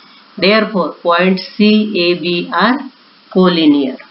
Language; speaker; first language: English; non-native, local second language; Marathi